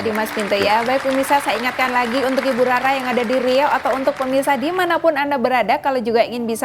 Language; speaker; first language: Indonesian; native; Indonesian